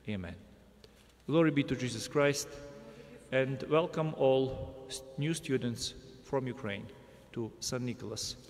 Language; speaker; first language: English; non-native, fluent; Ukrainian